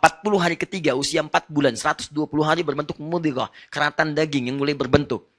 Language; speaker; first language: Indonesian; non-native, fluent; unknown